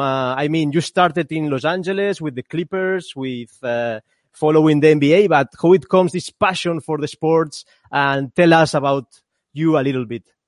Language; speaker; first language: English; non-native, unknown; Spanish